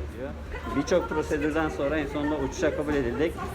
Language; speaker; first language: Turkish; native; Turkish